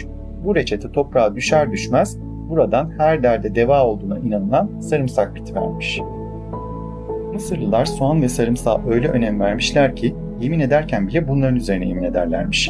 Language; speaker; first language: Turkish; native; Turkish